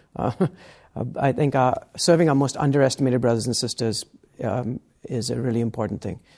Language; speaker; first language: English; native; English